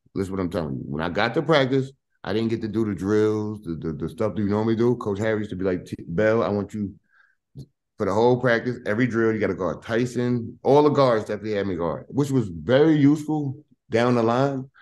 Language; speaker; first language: English; native; English